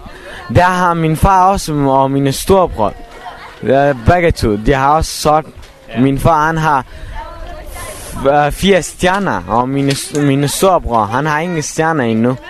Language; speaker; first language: Danish; non-native, learner; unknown